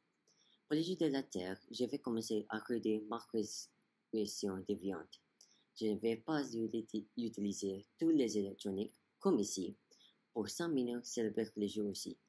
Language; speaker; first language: French; non-native, learner; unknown